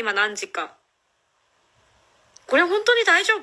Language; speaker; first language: Japanese; non-native, fluent; Korean